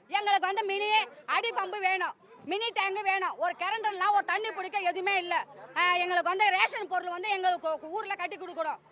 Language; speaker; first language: Tamil; native; Tamil